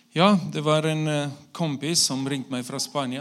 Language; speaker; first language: Norwegian; non-native, fluent; Romanian